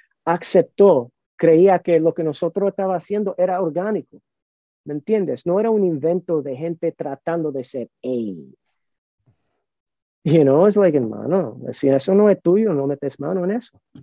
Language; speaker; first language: Spanish; early bilingual, heritage; Spanish